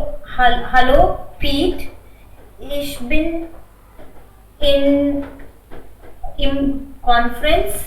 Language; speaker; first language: German; non-native, learner; Hindi